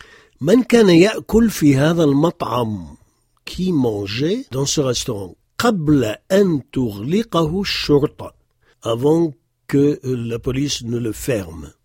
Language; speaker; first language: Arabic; non-native, fluent; French